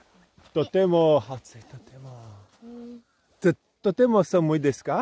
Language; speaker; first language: Japanese; non-native, learner; Portuguese